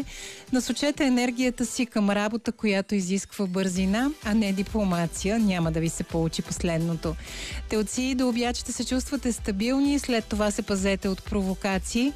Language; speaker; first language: Bulgarian; native; Bulgarian